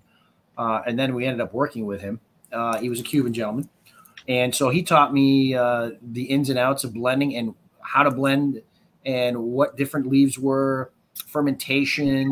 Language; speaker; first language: English; native; English